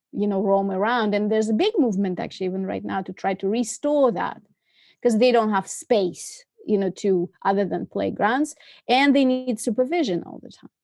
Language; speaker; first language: English; non-native, fluent; Russian